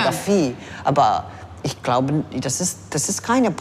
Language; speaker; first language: German; non-native, fluent; English